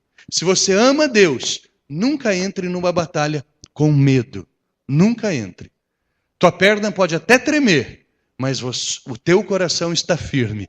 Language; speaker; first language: Portuguese; native; Portuguese